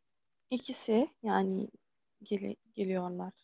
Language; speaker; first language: Turkish; non-native, learner; Arabic